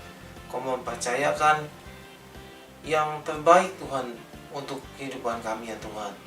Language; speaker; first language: Indonesian; native; Indonesian